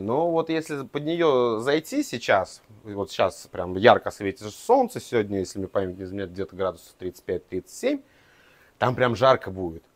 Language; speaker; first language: Russian; native; Russian